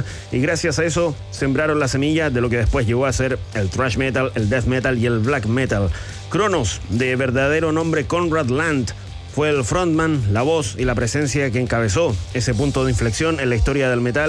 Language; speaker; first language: Spanish; native; Spanish